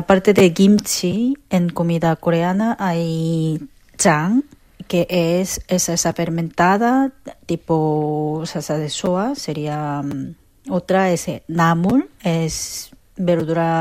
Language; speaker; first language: Spanish; non-native, learner; Korean